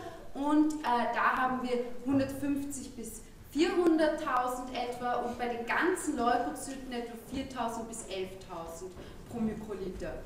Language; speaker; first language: German; native; German